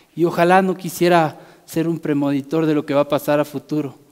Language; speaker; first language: Spanish; native; Spanish